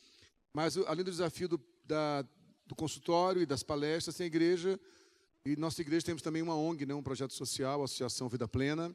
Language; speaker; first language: Portuguese; native; Portuguese